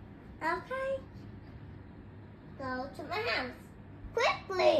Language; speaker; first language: English; non-native, learner; Vietnamese